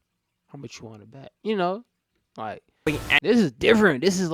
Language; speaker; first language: English; native; English